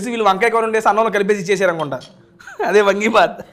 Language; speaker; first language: Telugu; native; Telugu